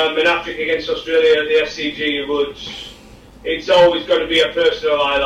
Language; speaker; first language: English; native; English